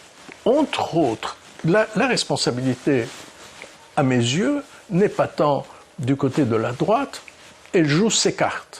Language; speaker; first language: French; early bilingual, other home language; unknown